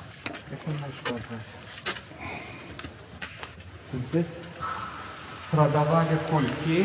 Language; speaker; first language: Russian; non-native, local second language; Azerbaijani